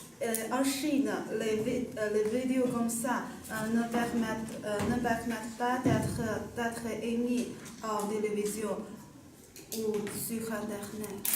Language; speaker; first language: French; non-native, learner; Chinese